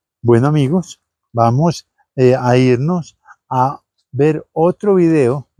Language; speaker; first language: Spanish; native; Spanish